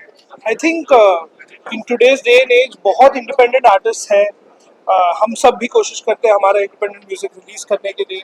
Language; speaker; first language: Hindi; native; Hindi